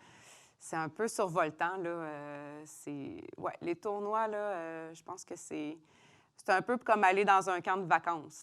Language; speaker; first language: French; native; French